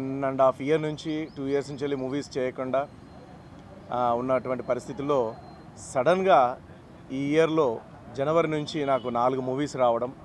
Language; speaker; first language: Telugu; native; Telugu